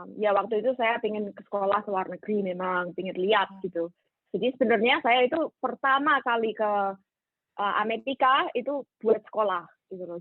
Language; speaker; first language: Indonesian; native; Indonesian